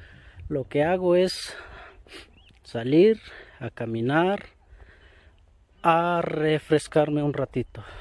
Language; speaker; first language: Spanish; native; Spanish